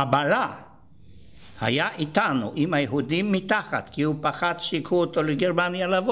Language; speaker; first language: Hebrew; non-native, fluent; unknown